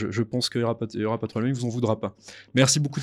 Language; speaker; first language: French; native; French